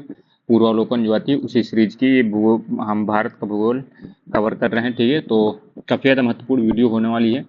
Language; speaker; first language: Hindi; native; Hindi